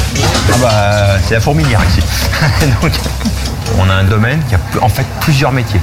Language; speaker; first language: French; native; French